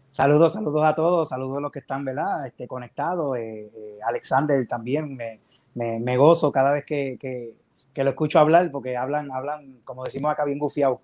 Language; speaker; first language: Spanish; native; Spanish